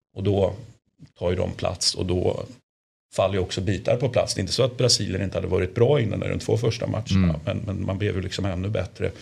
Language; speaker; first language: Swedish; native; Swedish